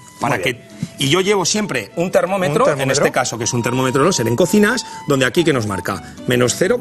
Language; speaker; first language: Spanish; native; Spanish